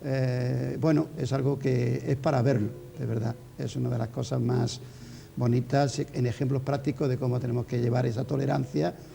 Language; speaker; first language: Spanish; native; Spanish